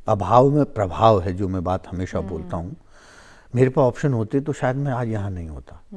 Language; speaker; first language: Hindi; native; Hindi